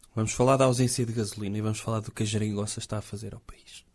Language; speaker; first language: Portuguese; native; Portuguese